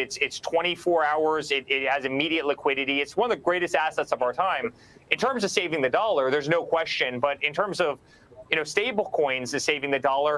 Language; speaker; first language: English; native; English